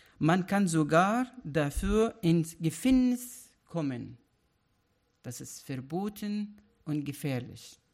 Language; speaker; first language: German; non-native, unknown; Arabic